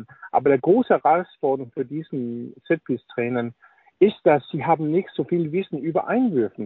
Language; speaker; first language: German; non-native, learner; Danish